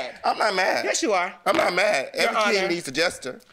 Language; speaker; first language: English; native; English